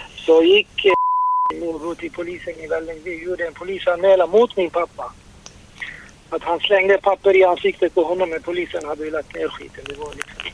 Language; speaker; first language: Swedish; early bilingual, other home language; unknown